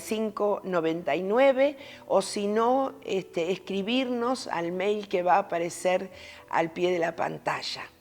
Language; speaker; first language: Spanish; native; Spanish